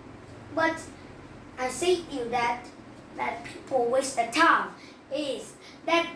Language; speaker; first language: English; non-native, learner; Vietnamese